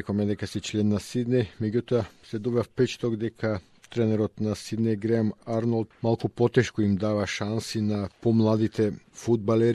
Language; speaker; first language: Macedonian; native; Macedonian